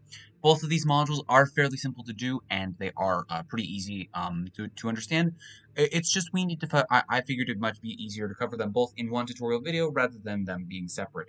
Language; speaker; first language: English; native; English